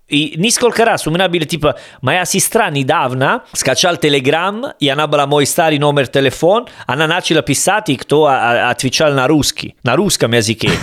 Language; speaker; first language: Russian; non-native, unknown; Italian